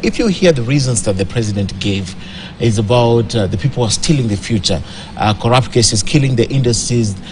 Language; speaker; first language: English; non-native, local second language; Swahili